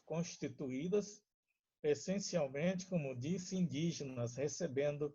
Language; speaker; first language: Portuguese; non-native, local second language; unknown